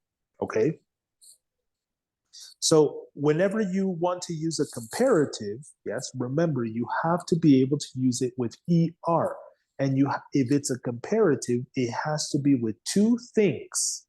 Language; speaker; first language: English; non-native, fluent; Spanish